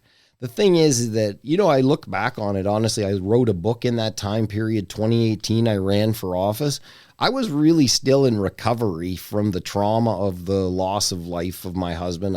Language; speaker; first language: English; native; English